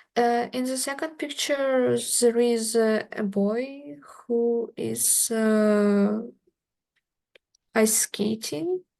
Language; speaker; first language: English; non-native, learner; Russian